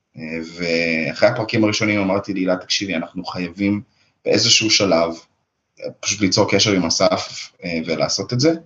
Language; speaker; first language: Hebrew; early bilingual, other home language; Russian